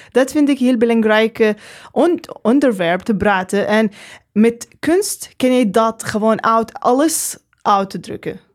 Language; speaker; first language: Dutch; non-native, learner; Arabic